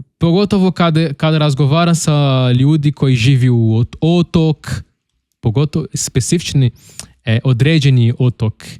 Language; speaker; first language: Bosnian; non-native, learner; Portuguese